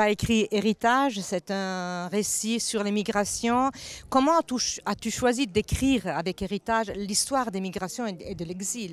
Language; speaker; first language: French; non-native, local second language; Italian